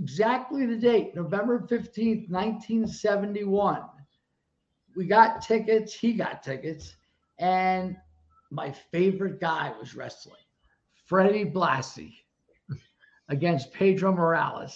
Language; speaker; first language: English; native; English